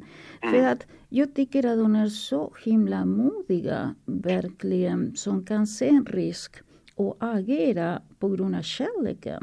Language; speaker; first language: Swedish; non-native, fluent; Spanish